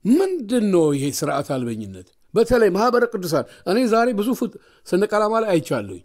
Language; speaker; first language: Amharic; native; Amharic